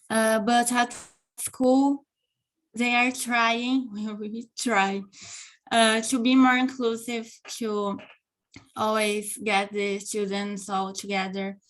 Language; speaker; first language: English; non-native, local second language; Portuguese